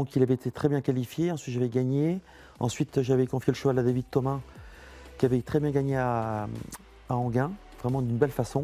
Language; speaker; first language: French; native; French